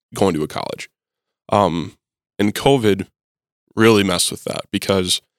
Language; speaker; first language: English; native; English